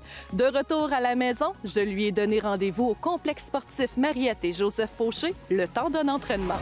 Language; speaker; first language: French; native; French